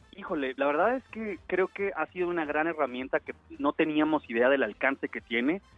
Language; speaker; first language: Spanish; native; Spanish